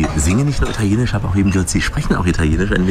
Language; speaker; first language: German; native; German